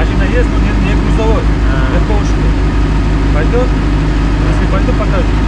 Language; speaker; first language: Russian; non-native, local second language; Uzbek